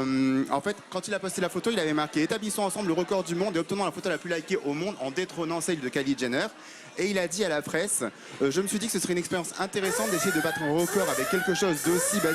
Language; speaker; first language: French; native; French